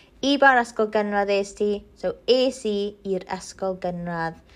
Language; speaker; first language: Welsh; non-native, local second language; English